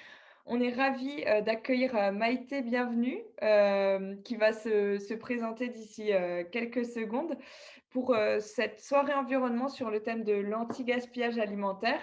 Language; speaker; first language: French; native; French